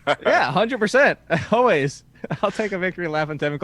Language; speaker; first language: English; native; English